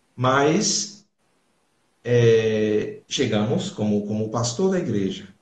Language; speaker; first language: Portuguese; native; Portuguese